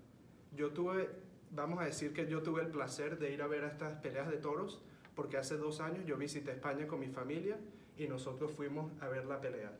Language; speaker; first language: Spanish; early bilingual, heritage; Spanish